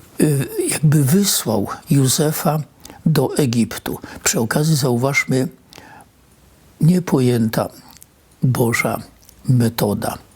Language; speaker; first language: Polish; native; Polish